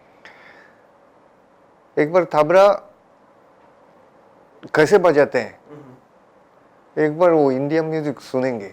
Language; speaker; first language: Hindi; non-native, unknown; Japanese